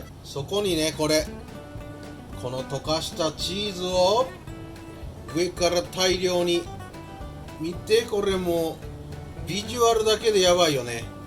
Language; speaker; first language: Japanese; native; Japanese